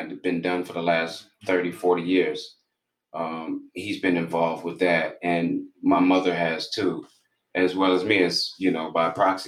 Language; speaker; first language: English; native; English